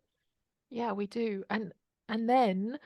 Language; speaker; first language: English; native; English